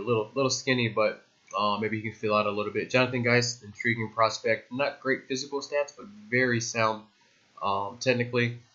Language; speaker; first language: English; native; English